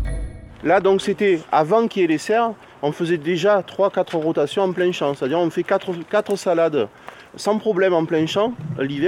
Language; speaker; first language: French; native; French